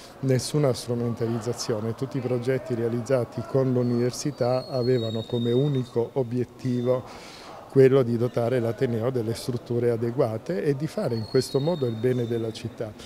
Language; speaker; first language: Italian; native; Italian